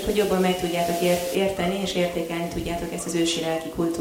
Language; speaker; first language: Hungarian; native; Hungarian